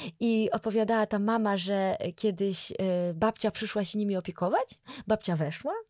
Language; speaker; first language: Polish; native; Polish